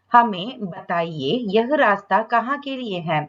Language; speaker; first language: Hindi; non-native, local second language; Tamil